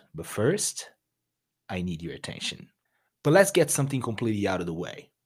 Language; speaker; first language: English; non-native, fluent; Portuguese